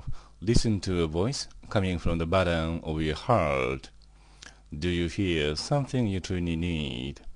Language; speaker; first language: English; non-native, fluent; Japanese